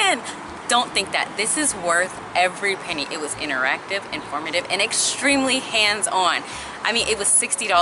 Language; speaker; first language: English; native; English